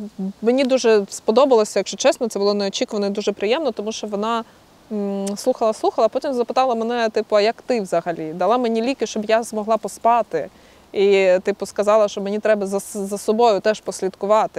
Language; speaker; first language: Ukrainian; native; Ukrainian